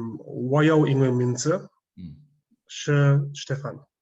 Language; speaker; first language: Chinese; non-native, learner; German